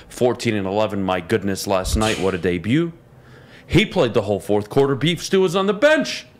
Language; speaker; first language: English; native; English